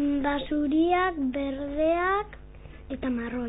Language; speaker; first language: Basque; non-native, local second language; Spanish